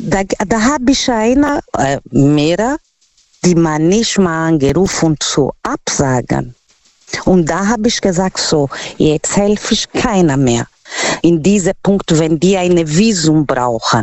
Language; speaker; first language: German; non-native, learner; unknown